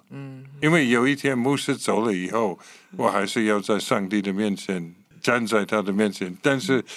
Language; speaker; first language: Chinese; non-native, fluent; English